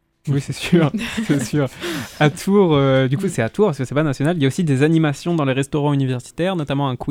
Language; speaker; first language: French; native; French